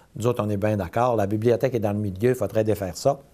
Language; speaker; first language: French; native; French